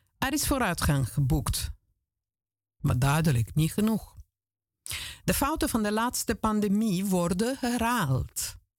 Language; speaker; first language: Dutch; non-native, fluent; Italian